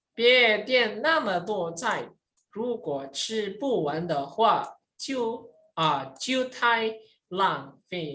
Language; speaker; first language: Chinese; non-native, fluent; Indonesian